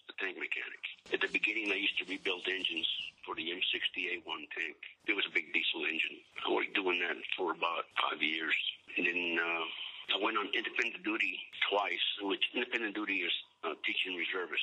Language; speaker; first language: English; early bilingual, other home language; Spanish